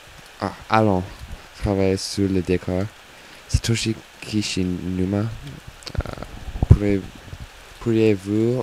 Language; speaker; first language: French; non-native, learner; English